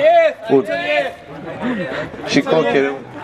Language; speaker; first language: Spanish; non-native, learner; French